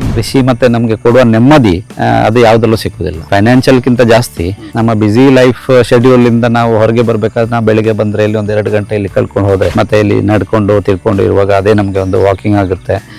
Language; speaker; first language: Kannada; non-native, local second language; Tulu